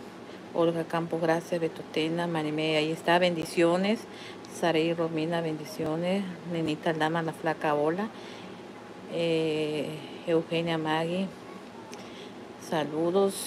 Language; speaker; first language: Spanish; native; Spanish